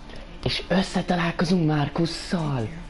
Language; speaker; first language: Hungarian; native; Hungarian